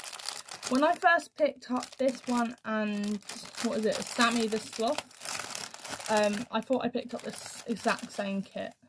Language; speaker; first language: English; native; English